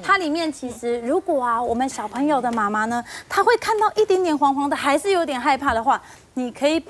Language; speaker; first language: Chinese; native; Chinese